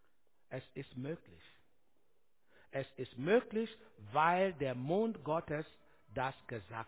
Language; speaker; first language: German; non-native, learner; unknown